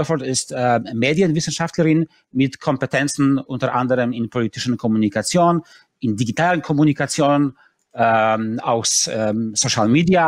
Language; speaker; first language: German; non-native, fluent; Polish